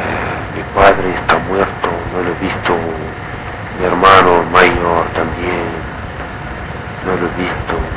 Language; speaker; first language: Spanish; non-native, learner; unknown